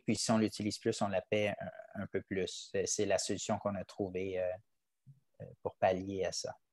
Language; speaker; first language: French; native; French